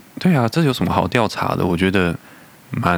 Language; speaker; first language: Chinese; native; Chinese